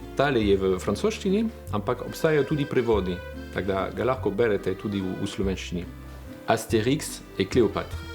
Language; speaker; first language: Slovenian; non-native, fluent; French